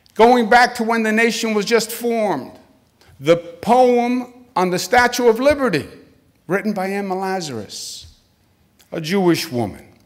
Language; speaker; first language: English; native; English